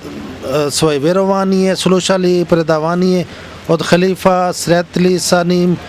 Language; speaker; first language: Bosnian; non-native, learner; Urdu